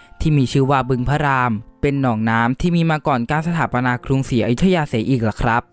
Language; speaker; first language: Thai; native; Thai